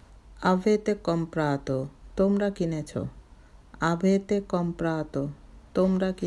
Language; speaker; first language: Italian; non-native, fluent; Bangla